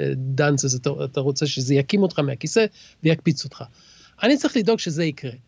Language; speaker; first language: Hebrew; early bilingual, other home language; English